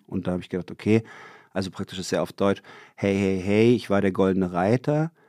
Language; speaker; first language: German; native; German